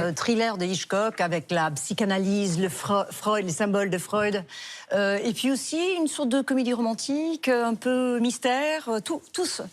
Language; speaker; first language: French; non-native, fluent; English